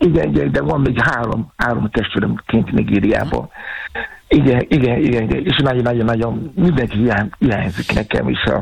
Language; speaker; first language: Hungarian; non-native, fluent; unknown